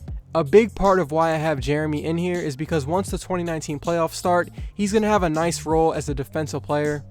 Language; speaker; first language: English; native; English